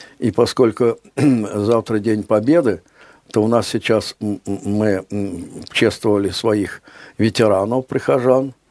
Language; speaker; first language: Russian; native; Russian